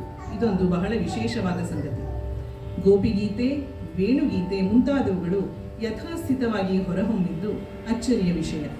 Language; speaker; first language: Kannada; native; Kannada